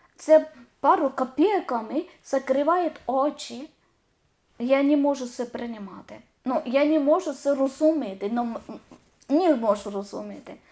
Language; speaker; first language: Ukrainian; non-native, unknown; Malayalam